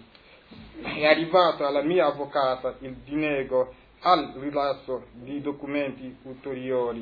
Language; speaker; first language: Italian; non-native, fluent; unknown